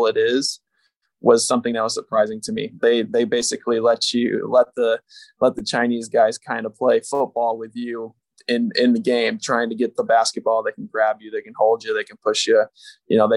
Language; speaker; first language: English; native; English